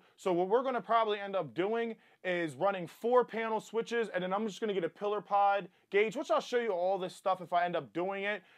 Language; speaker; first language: English; native; English